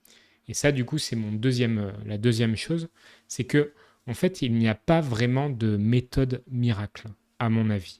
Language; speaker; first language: French; native; French